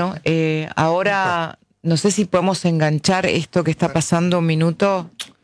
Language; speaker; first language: Spanish; native; Spanish